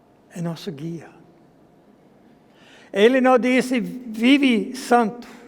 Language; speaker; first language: Portuguese; non-native, fluent; English